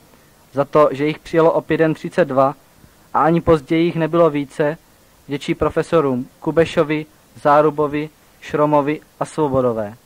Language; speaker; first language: Czech; native; Czech